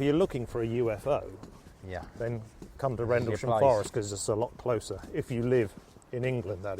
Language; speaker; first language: English; native; English